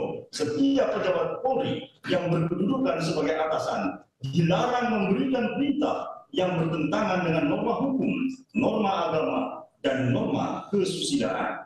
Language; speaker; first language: Indonesian; native; Indonesian